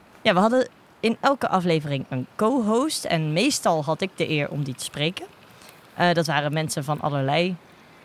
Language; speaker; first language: Dutch; native; Dutch